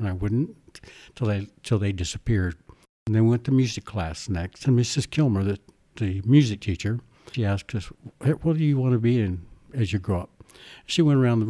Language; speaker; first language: English; native; English